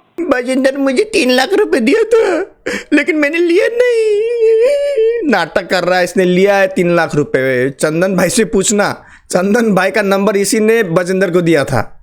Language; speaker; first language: Hindi; non-native, local second language; Nepali